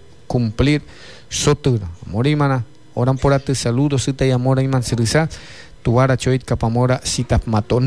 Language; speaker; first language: Spanish; native; Spanish